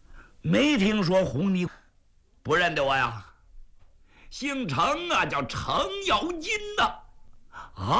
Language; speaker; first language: Chinese; native; Chinese